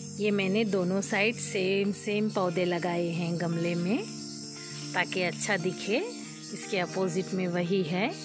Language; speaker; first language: Hindi; native; Hindi